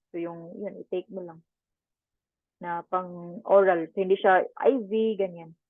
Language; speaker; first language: Filipino; non-native, local second language; Cebuano